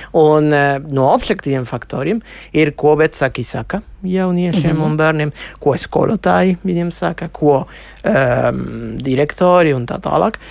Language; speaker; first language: Latvian; non-native, local second language; Russian